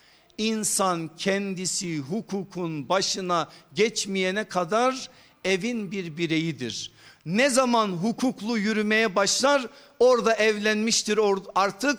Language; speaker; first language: Turkish; native; Turkish